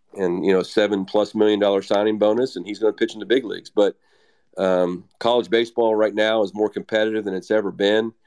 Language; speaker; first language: English; native; English